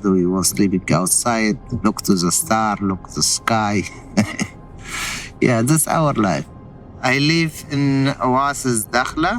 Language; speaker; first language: English; non-native, learner; Arabic